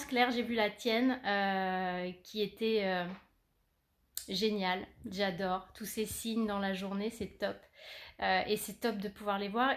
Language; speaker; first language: French; native; French